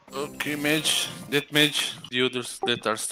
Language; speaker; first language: English; non-native, learner; Turkish